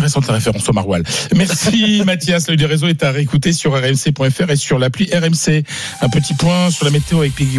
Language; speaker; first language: French; native; French